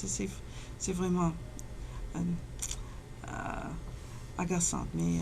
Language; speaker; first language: French; non-native, fluent; English